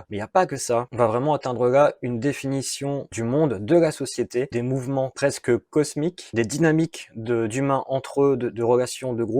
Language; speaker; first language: French; native; French